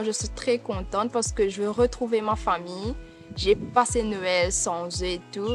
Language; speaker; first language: French; non-native, local second language; Morisyen